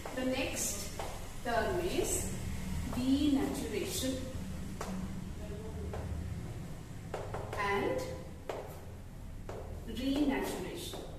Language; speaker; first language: English; non-native, local second language; Odia